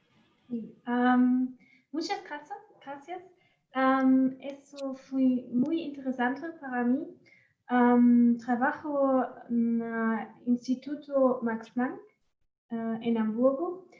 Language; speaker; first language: Spanish; non-native, fluent; German